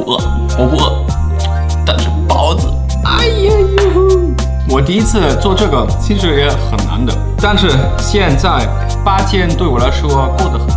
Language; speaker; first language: Chinese; non-native, fluent; German